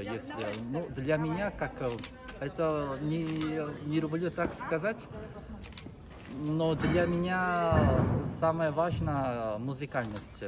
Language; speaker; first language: Russian; non-native, fluent; Korean